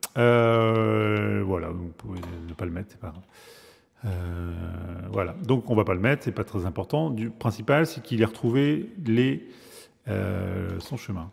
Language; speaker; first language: French; native; French